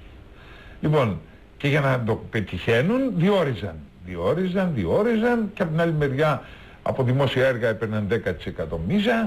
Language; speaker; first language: Greek; native; Greek